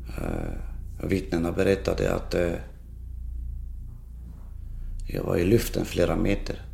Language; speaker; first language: Swedish; non-native, local second language; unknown